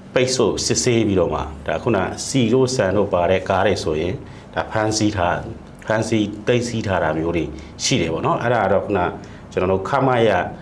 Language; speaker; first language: Burmese; native; Burmese